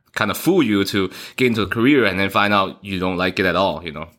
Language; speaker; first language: English; early bilingual, other home language; Cantonese